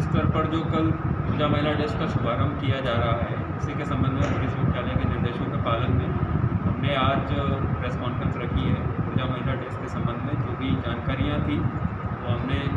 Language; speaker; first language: Hindi; native; Hindi